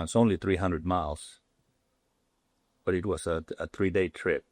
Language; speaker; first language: English; non-native, local second language; Spanish